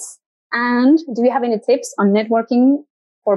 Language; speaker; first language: English; non-native, fluent; Spanish